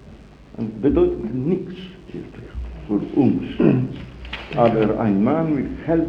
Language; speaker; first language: German; non-native, fluent; Italian